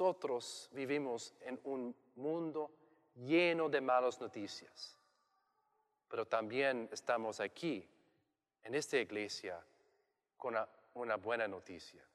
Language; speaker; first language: Spanish; non-native, learner; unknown